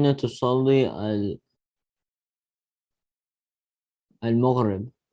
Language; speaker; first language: Arabic; non-native, learner; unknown